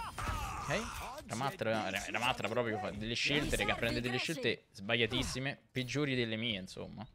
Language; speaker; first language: Italian; native; Italian